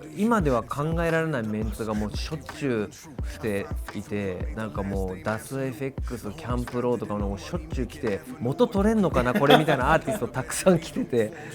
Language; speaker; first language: Japanese; native; Japanese